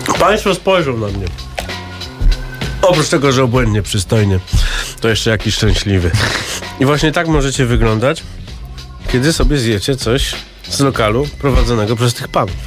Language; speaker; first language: Polish; native; Polish